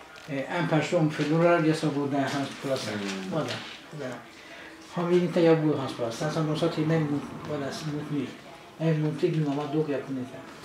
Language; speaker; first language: Swedish; non-native, learner; Kurdish